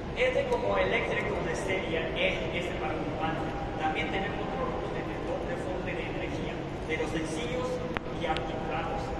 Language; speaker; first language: Spanish; non-native, fluent; Chinese